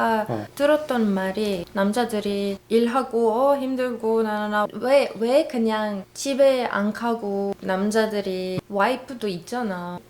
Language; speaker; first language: Korean; non-native, learner; Arabic